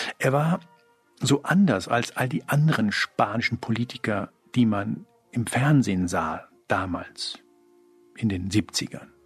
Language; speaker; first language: German; early bilingual, other home language; Spanish